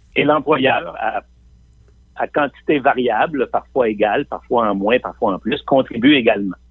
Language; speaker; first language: French; native; French